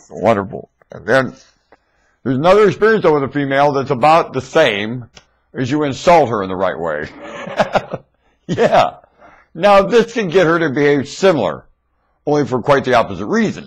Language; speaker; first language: English; native; English